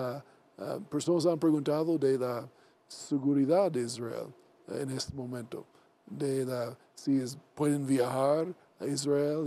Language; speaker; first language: Spanish; non-native, learner; English